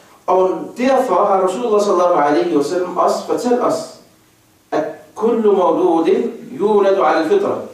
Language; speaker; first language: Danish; non-native, fluent; Arabic